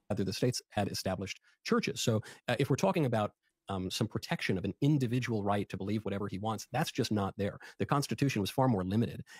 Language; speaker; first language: English; native; English